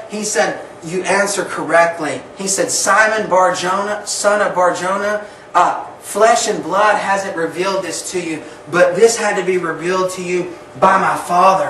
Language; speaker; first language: English; native; English